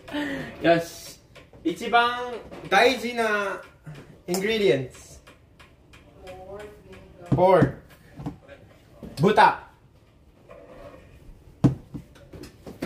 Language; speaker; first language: Japanese; non-native, fluent; Filipino